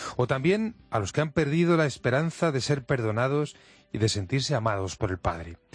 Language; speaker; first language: Spanish; native; Spanish